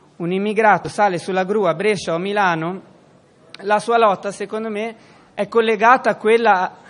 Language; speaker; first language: Italian; native; Italian